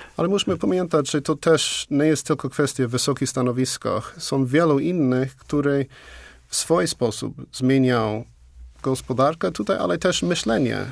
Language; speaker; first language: Polish; non-native, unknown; English